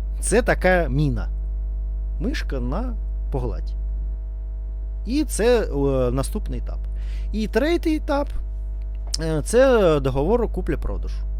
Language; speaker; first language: Ukrainian; non-native, learner; Russian